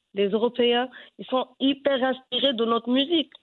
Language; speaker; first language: French; non-native, local second language; Arabic